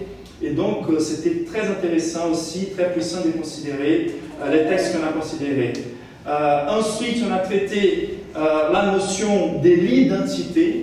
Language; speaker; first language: French; non-native, fluent; Portuguese